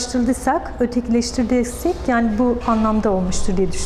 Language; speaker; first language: Turkish; native; Turkish